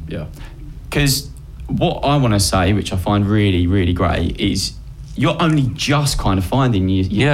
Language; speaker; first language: English; native; English